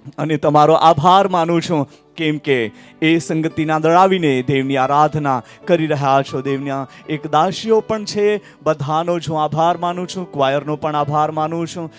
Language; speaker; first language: Gujarati; non-native, local second language; Marathi